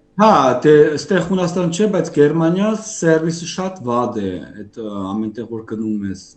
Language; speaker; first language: Armenian; early bilingual, heritage; Armenian